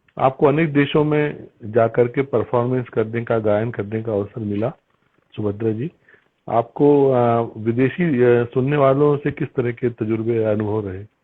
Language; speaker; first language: Hindi; native; Hindi